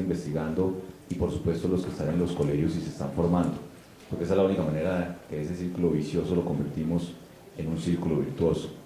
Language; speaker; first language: Spanish; native; Spanish